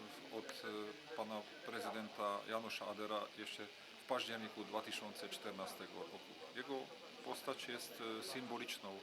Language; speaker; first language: Polish; non-native, fluent; Hungarian